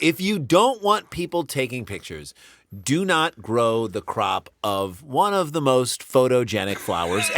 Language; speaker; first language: English; native; English